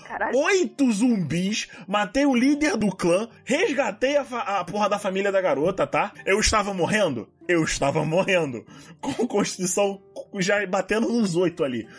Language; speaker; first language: Portuguese; native; Portuguese